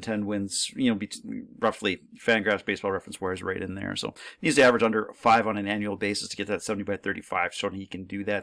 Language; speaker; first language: English; native; English